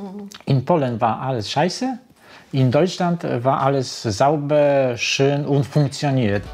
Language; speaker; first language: German; non-native, learner; Polish